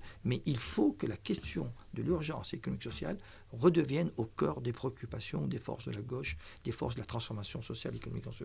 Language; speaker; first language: French; non-native, local second language; Arabic